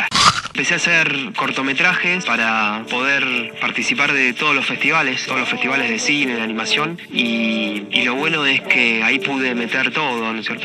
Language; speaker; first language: Spanish; native; Spanish